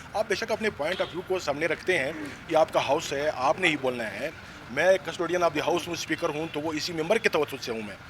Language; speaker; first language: Urdu; non-native, local second language; Pashto